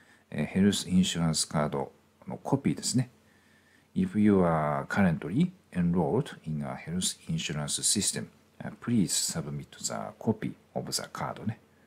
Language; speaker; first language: English; non-native, fluent; Japanese